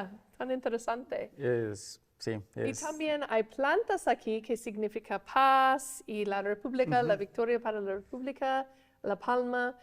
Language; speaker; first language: Spanish; non-native, fluent; English